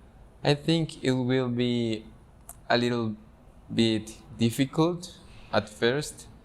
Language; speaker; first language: English; non-native, fluent; Spanish